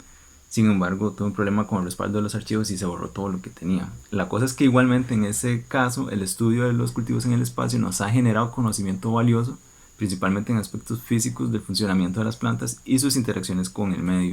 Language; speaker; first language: Spanish; native; Spanish